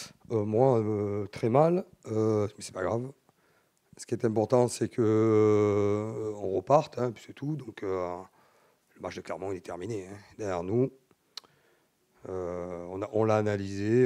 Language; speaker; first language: French; native; French